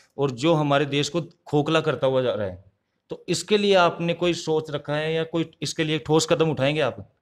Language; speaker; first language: Hindi; native; Hindi